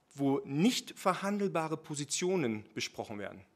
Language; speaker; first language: German; native; German